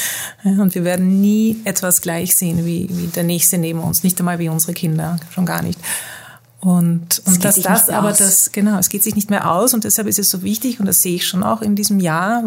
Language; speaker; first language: German; early bilingual, heritage; German